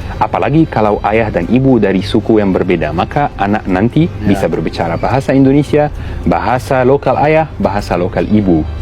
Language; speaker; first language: Indonesian; non-native, fluent; Arabic